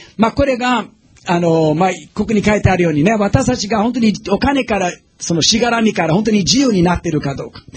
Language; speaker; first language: Japanese; non-native, fluent; English